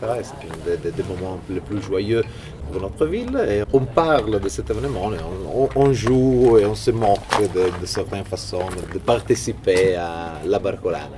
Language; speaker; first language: French; non-native, fluent; Italian